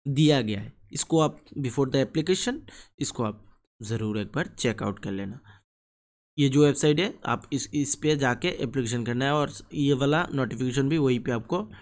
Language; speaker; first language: Hindi; non-native, local second language; Bangla